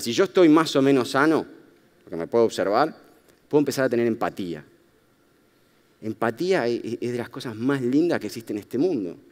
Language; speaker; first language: Spanish; native; Spanish